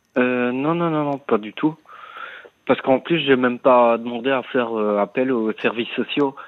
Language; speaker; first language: French; native; French